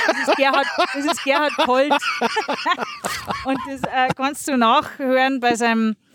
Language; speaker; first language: German; non-native, local second language; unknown